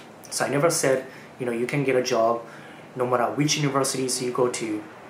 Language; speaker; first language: English; non-native, fluent; Japanese